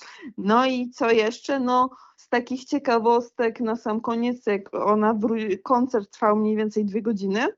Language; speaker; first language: Polish; native; Polish